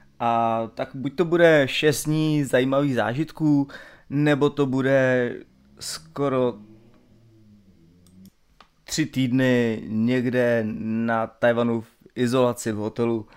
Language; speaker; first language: Czech; native; Czech